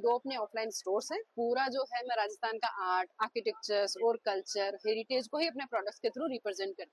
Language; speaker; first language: Hindi; native; Hindi